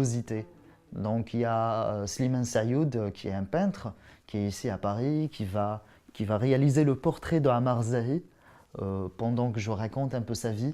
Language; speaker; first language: French; non-native, local second language; Arabic